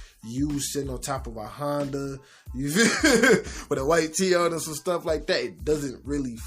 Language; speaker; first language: English; native; English